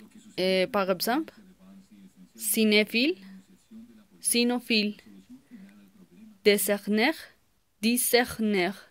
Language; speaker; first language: French; non-native, learner; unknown